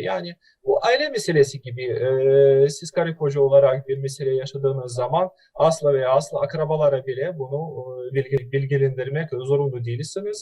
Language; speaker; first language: Turkish; non-native, fluent; Russian